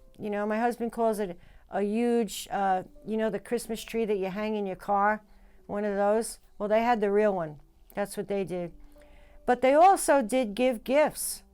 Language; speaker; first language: English; native; English